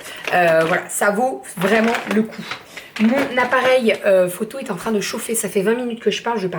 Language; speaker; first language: French; native; French